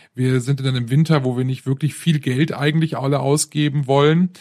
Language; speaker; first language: German; native; German